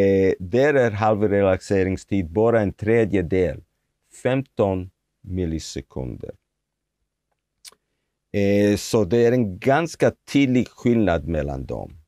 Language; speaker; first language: Swedish; non-native, fluent; Hebrew